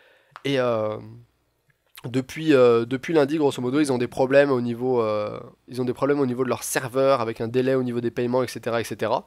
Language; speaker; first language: French; native; French